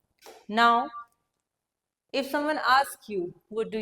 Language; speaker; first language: English; non-native, local second language; Hindi